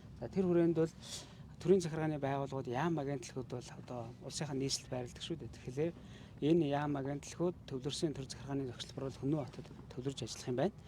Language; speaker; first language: Mongolian; native; Mongolian